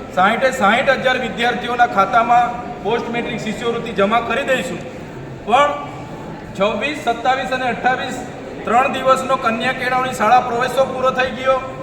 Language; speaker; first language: Gujarati; non-native, local second language; Vasavi